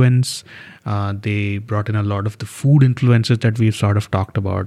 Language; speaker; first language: English; non-native, local second language; Hindi